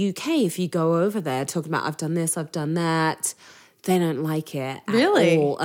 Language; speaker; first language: English; native; English